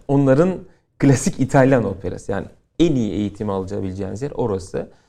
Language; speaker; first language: Turkish; native; Turkish